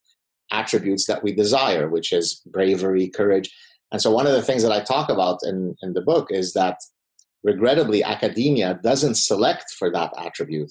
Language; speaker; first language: English; non-native, fluent; Arabic